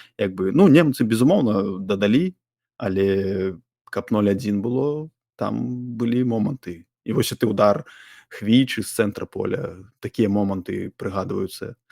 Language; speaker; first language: Belarusian; non-native, local second language; Russian